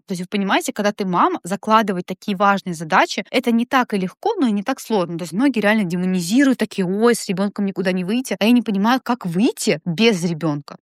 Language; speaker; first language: Russian; native; Russian